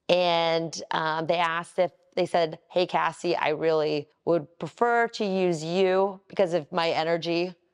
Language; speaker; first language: English; native; English